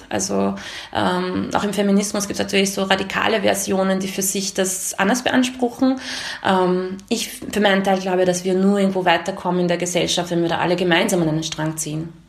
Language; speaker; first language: German; early bilingual, other home language; Hungarian